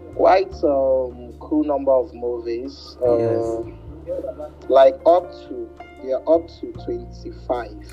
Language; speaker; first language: English; non-native, local second language; Igbo